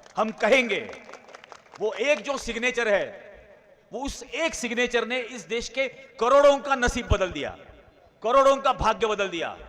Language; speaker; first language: Hindi; non-native, local second language; Marathi